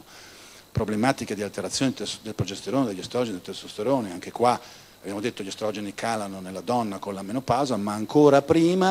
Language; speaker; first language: Italian; native; Italian